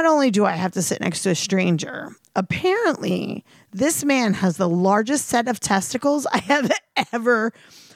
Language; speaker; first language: English; native; English